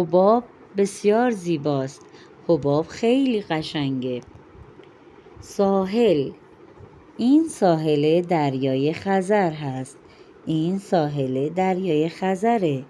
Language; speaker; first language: Persian; non-native, fluent; Urdu